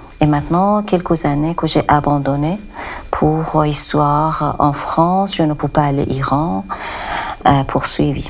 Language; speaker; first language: French; non-native, learner; Persian